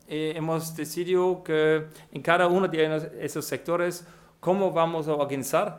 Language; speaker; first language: Spanish; non-native, fluent; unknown